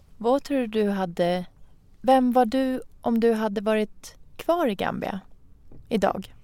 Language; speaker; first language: Swedish; early bilingual, other home language; Persian